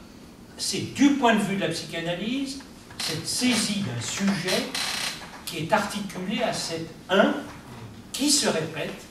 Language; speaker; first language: French; native; French